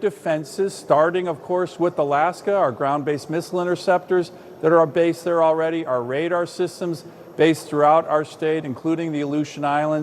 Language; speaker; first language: English; native; English